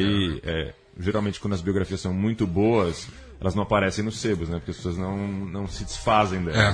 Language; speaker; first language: Portuguese; native; Portuguese